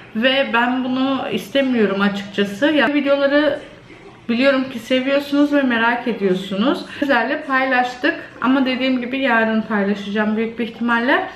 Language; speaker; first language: Turkish; early bilingual, other home language; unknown